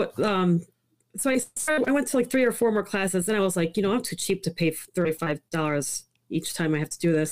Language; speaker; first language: English; early bilingual, other home language; Italian